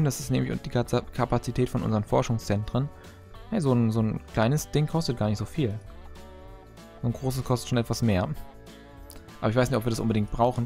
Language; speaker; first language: German; native; German